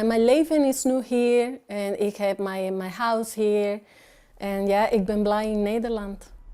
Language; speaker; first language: Dutch; non-native, learner; Spanish